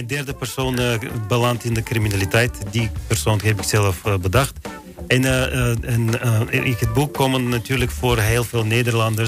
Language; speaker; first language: Dutch; non-native, fluent; Bulgarian